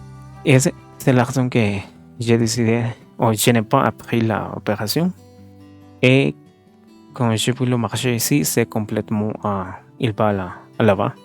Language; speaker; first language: French; non-native, learner; Spanish